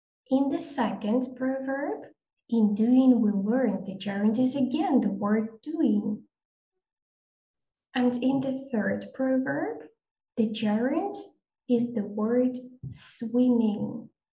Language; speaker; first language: English; non-native, fluent; Russian